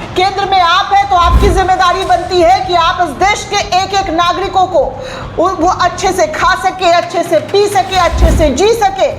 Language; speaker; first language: Hindi; native; Hindi